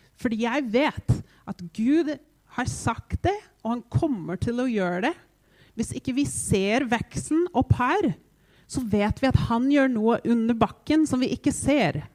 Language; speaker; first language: Norwegian; non-native, fluent; English